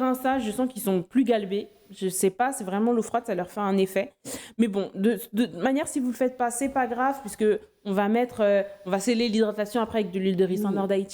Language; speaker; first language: French; non-native, local second language; Haitian Creole